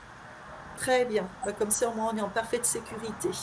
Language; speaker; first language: French; native; French